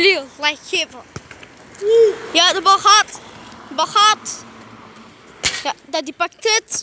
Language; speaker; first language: Dutch; non-native, local second language; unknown